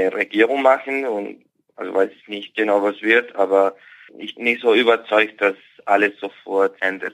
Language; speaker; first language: German; non-native, fluent; Spanish